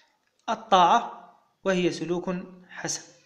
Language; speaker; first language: Arabic; native; Arabic